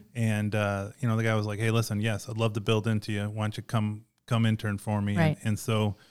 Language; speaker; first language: English; native; English